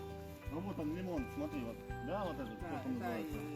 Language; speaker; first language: Russian; native; Russian